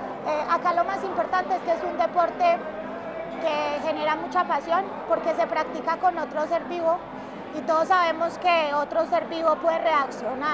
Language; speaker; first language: Spanish; native; Spanish